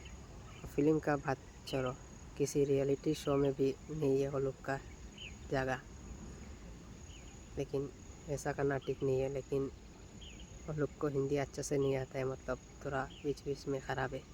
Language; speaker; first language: Hindi; non-native, local second language; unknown